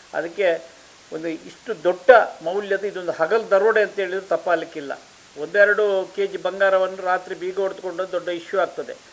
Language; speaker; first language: Kannada; native; Kannada